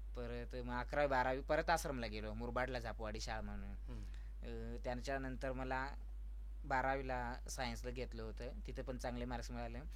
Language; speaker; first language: Marathi; non-native, local second language; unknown